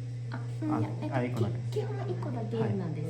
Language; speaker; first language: Japanese; native; Japanese